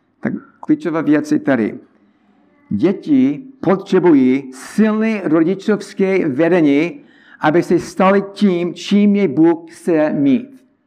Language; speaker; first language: Czech; non-native, learner; English